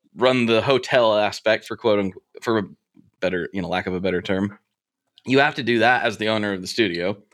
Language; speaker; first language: English; native; English